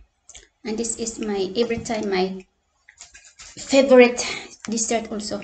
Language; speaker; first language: English; non-native, local second language; Cebuano